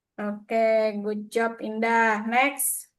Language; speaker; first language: English; non-native, learner; Indonesian